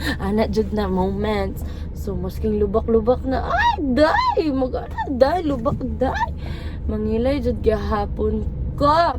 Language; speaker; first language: Cebuano; non-native, local second language; Filipino